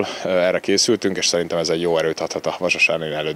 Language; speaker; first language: Hungarian; native; Hungarian